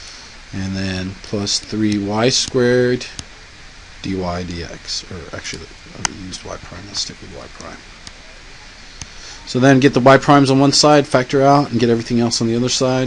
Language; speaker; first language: English; native; English